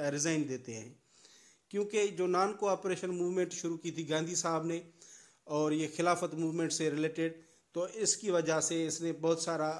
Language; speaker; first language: Urdu; non-native, local second language; Sindhi